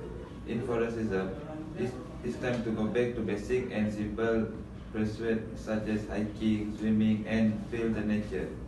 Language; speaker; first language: English; non-native, learner; Malay